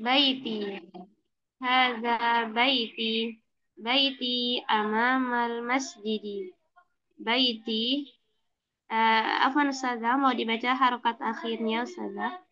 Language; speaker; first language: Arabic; non-native, learner; Indonesian